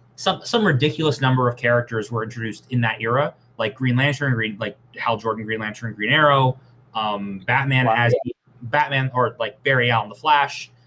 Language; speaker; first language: English; native; English